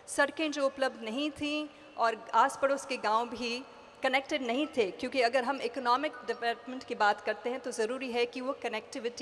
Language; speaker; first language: Hindi; native; Hindi